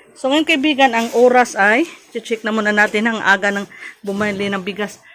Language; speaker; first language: Filipino; non-native, local second language; Cebuano